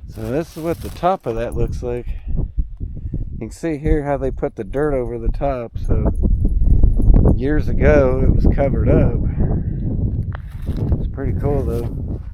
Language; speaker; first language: English; native; English